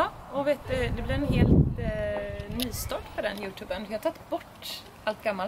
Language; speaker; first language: Swedish; native; Swedish